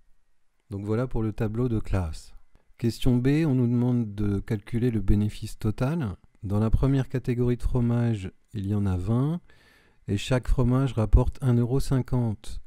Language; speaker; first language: French; native; French